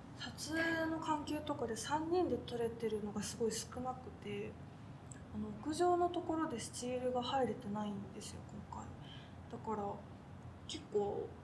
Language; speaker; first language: Japanese; native; Japanese